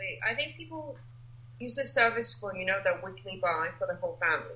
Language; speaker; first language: English; non-native, local second language; Cantonese